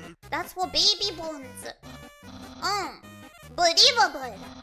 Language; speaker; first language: English; non-native, learner; Japanese